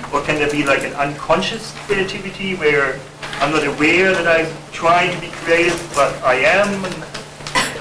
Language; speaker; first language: English; non-native, fluent; Turkish